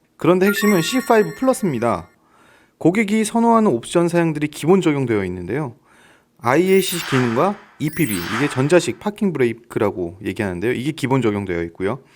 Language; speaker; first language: Korean; native; Korean